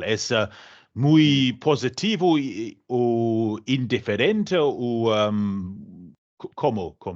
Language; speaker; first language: Spanish; non-native, learner; German